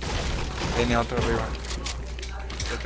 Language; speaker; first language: Spanish; native; Spanish